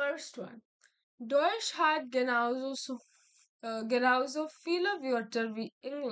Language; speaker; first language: German; non-native, learner; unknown